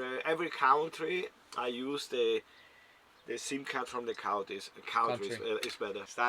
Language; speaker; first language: English; non-native, learner; German